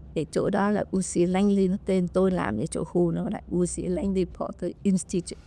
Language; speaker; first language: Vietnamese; native; Vietnamese